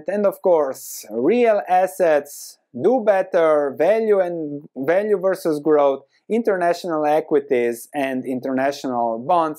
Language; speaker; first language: English; non-native, fluent; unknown